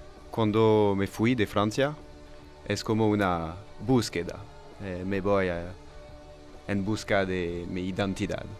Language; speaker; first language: Spanish; non-native, learner; French